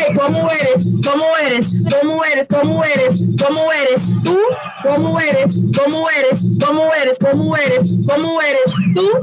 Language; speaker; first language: Spanish; non-native, fluent; English